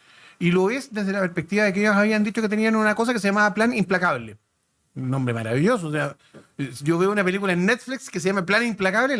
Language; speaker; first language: Spanish; native; Spanish